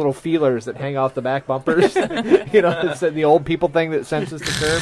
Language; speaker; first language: English; native; English